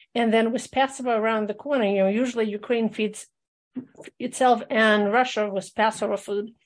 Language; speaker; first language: English; early bilingual, other home language; Russian